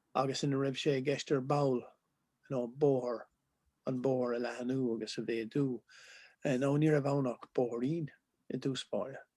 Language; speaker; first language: Irish; non-native, local second language; English